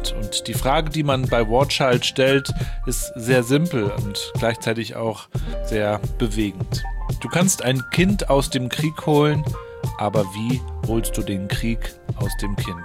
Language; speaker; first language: German; native; German